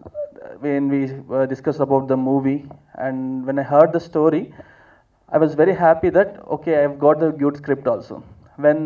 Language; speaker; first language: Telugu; non-native, learner; Kannada